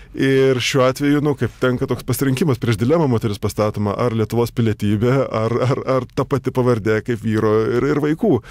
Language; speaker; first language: Lithuanian; native; Lithuanian